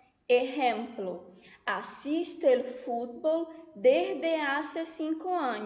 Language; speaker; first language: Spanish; non-native, fluent; Portuguese